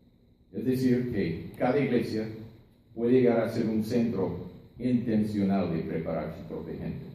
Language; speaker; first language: Spanish; non-native, fluent; English